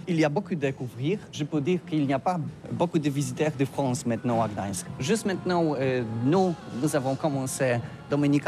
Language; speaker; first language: French; non-native, learner; Polish